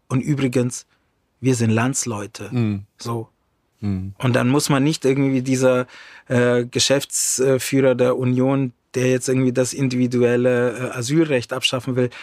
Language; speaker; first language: German; early bilingual, other home language; Romany